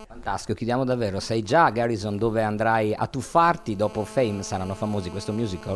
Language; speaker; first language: Italian; native; Italian